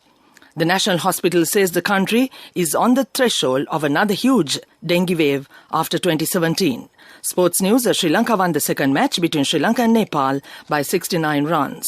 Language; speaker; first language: English; non-native, local second language; Sinhala